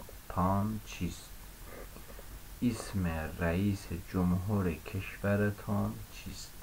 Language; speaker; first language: Persian; non-native, fluent; Azerbaijani